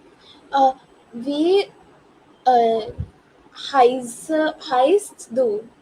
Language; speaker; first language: German; non-native, learner; English